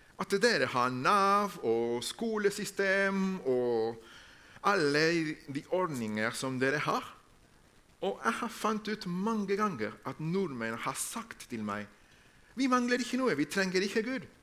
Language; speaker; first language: Norwegian; non-native, fluent; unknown